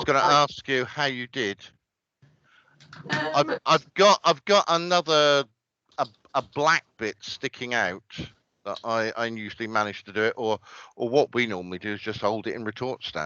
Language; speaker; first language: English; native; English